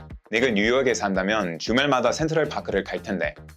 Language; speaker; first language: Korean; native; Korean